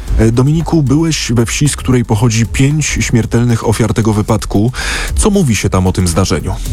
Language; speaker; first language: Polish; native; Polish